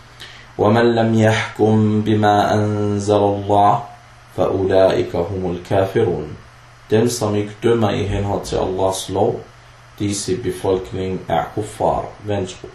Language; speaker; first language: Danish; early bilingual, other home language; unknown